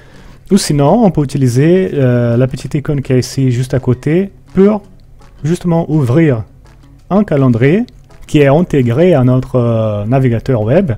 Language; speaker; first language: French; non-native, fluent; Portuguese